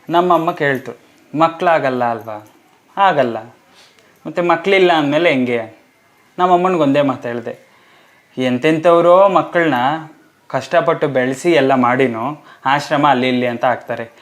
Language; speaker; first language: Kannada; native; Kannada